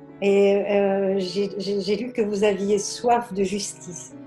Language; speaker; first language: French; native; French